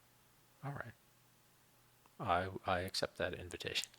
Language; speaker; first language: English; native; English